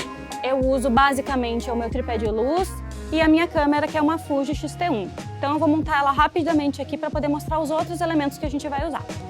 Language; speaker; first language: Portuguese; native; Portuguese